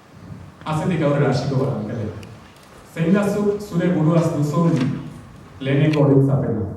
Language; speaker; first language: Basque; native; Basque